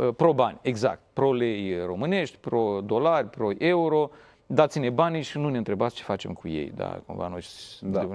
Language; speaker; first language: Romanian; native; Romanian